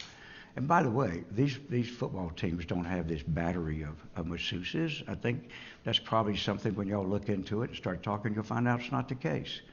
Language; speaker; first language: English; native; English